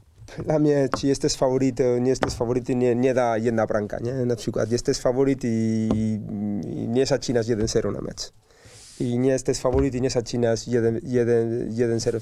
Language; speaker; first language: Polish; non-native, learner; Spanish